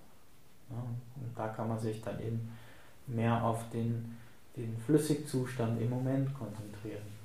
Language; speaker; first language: German; native; German